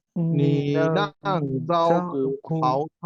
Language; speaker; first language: Chinese; non-native, learner; Bangla